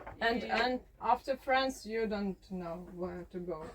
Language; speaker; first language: English; non-native, learner; Ukrainian